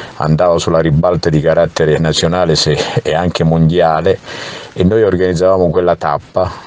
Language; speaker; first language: Italian; native; Italian